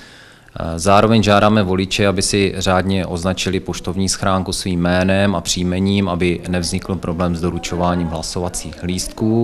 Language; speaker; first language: Czech; native; Czech